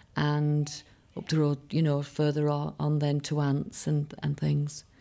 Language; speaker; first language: English; early bilingual, other home language; Irish